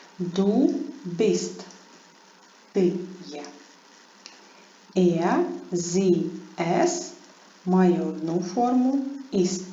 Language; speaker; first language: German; non-native, fluent; Ukrainian